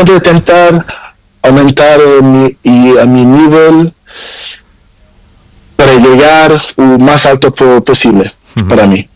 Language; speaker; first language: Spanish; non-native, learner; Portuguese